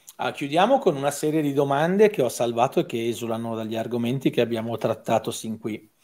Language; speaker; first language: Italian; native; Italian